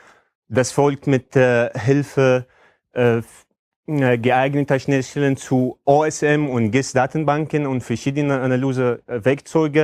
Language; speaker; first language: German; non-native, fluent; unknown